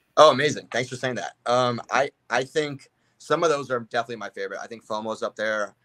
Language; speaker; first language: English; native; English